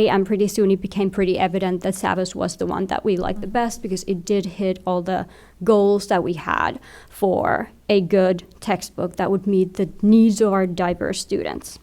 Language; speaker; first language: English; non-native, fluent; Finnish